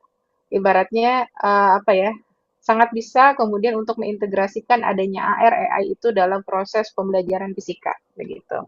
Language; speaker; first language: Indonesian; native; Indonesian